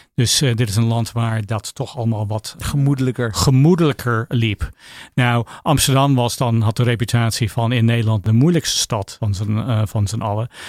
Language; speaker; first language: Dutch; non-native, fluent; English